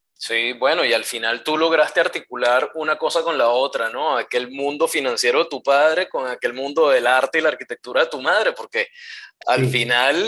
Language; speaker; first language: Spanish; native; Spanish